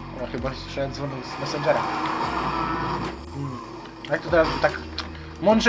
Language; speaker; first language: Polish; native; Polish